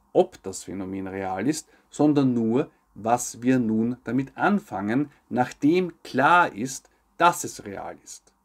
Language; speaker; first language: German; native; German